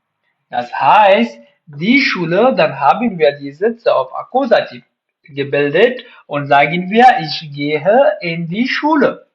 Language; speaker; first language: German; non-native, fluent; Pashto